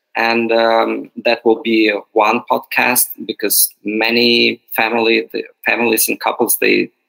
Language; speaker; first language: English; non-native, fluent; Ukrainian